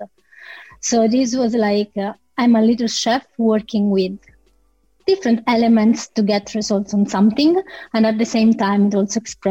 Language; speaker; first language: English; non-native, fluent; Italian